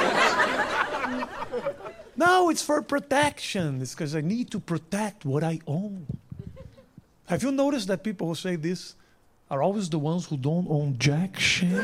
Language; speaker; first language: English; non-native, fluent; Portuguese